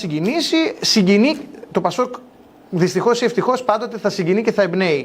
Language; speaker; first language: Greek; native; Greek